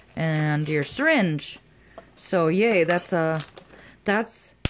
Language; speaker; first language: English; native; English